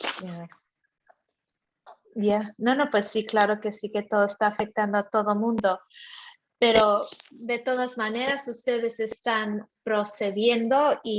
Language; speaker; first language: Spanish; early bilingual, heritage; Spanish